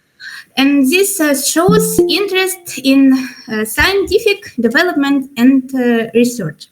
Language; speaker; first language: English; non-native, learner; Ukrainian